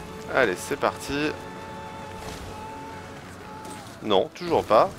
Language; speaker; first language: French; native; French